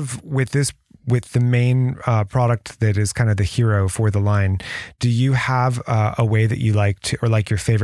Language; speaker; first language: English; native; English